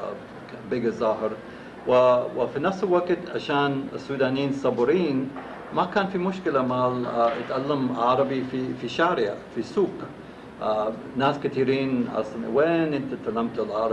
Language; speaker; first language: Arabic; non-native, fluent; English